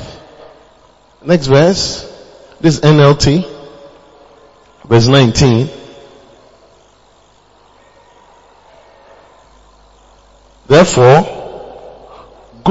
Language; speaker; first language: English; non-native, local second language; Akan